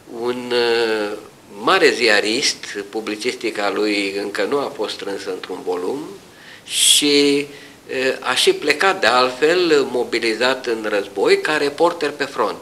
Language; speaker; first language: Romanian; native; Romanian